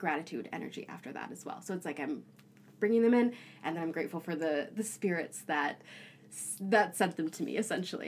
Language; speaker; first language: English; native; English